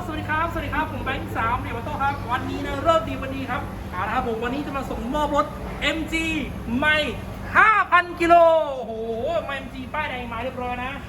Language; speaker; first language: Thai; native; Thai